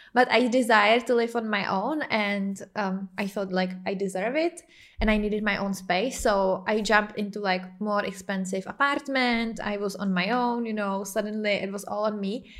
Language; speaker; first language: English; non-native, fluent; Czech